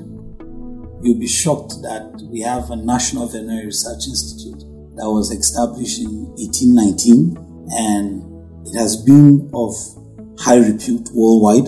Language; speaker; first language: English; non-native, local second language; Hausa